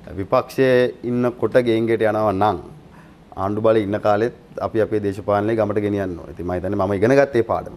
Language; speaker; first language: Sinhala; native; Sinhala